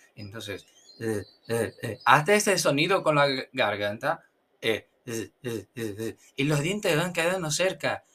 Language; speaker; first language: Spanish; non-native, fluent; Portuguese